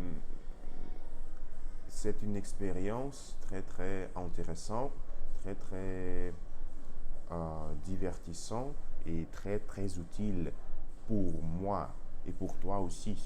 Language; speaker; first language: French; non-native, learner; Russian